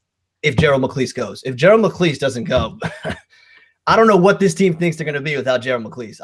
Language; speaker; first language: English; native; English